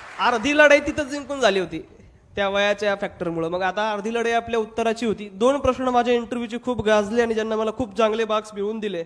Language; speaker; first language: Marathi; non-native, local second language; Hindi